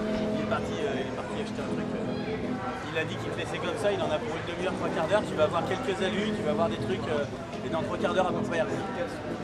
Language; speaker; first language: French; native; French